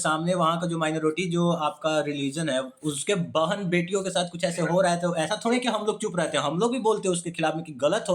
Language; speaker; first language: Hindi; native; Hindi